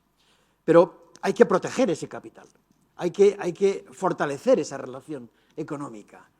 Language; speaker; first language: Spanish; native; Spanish